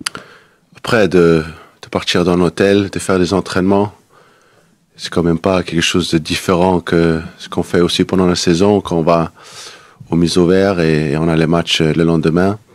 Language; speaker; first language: French; non-native, fluent; Danish